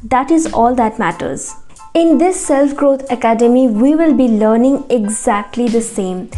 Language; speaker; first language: English; non-native, local second language; Bangla